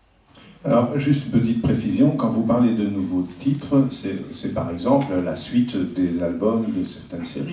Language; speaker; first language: French; native; French